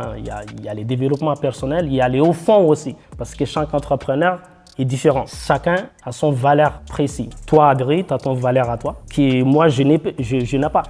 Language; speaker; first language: French; non-native, local second language; Malagasy